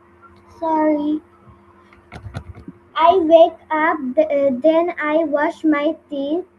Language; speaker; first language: English; non-native, learner; Bangla